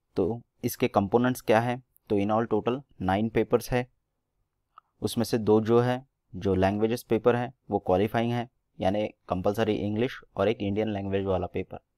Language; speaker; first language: Hindi; non-native, local second language; Marathi